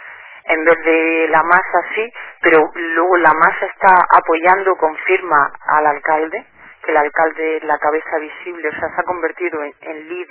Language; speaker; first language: Spanish; native; Spanish